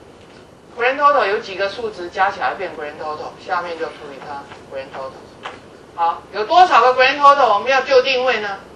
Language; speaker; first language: Chinese; native; Chinese